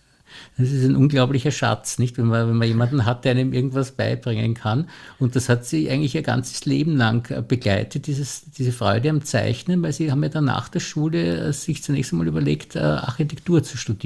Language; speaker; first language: German; native; German